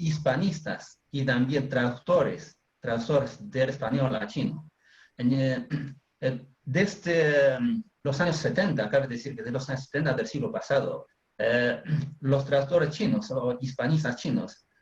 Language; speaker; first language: Spanish; non-native, fluent; Chinese